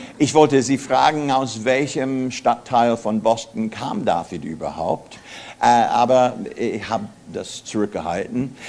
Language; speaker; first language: German; non-native, fluent; English